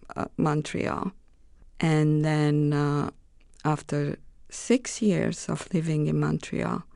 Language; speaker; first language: English; non-native, fluent; Romanian